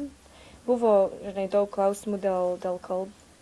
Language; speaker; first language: Lithuanian; non-native, learner; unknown